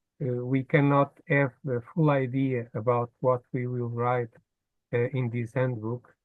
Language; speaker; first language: English; non-native, fluent; Portuguese